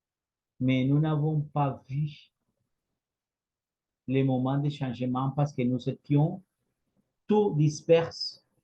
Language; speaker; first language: French; non-native, fluent; Spanish